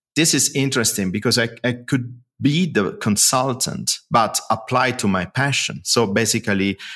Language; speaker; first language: English; non-native, fluent; Italian